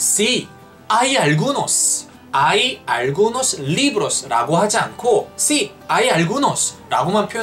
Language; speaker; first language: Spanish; non-native, fluent; Korean